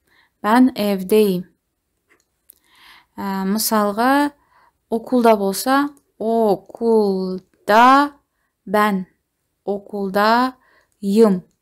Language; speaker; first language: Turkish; non-native, fluent; Kazakh